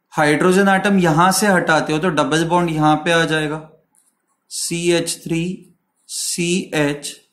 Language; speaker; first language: Hindi; non-native, local second language; Marathi